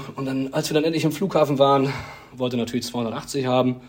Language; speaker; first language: German; native; German